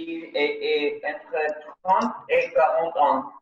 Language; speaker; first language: French; non-native, learner; Spanish